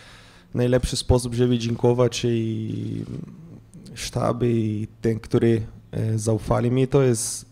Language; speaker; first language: Polish; non-native, fluent; Portuguese